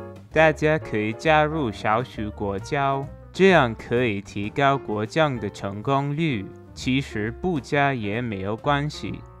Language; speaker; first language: Chinese; non-native, fluent; English